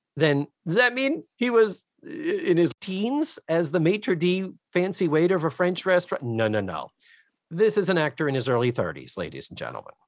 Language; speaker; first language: English; native; English